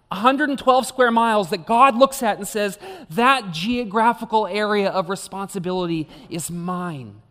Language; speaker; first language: English; native; English